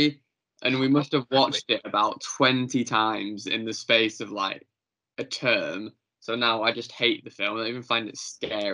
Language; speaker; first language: English; native; English